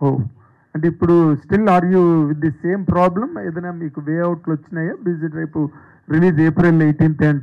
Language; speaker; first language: Telugu; native; Telugu